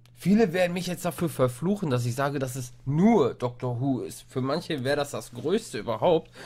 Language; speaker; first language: German; non-native, fluent; English